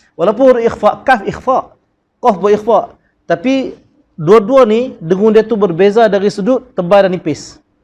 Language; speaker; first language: Malay; native; Malay